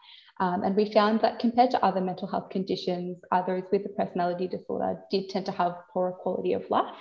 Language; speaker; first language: English; native; English